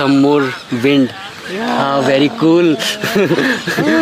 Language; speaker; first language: English; non-native, learner; Hindi